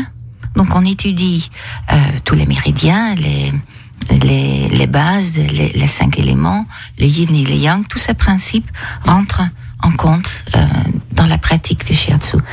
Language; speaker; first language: French; non-native, fluent; Dutch